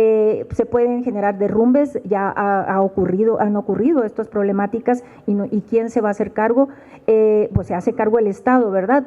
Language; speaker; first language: Spanish; native; Spanish